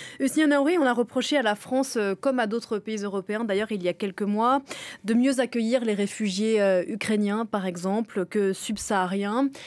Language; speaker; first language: French; native; French